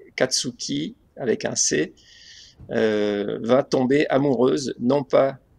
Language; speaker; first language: French; native; French